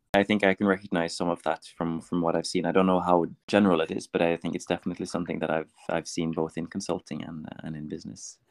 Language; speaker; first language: English; non-native, fluent; Norwegian